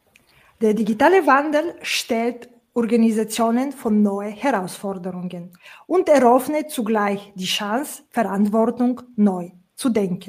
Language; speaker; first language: German; non-native, fluent; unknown